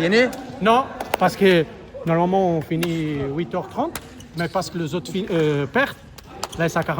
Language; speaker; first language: French; non-native, learner; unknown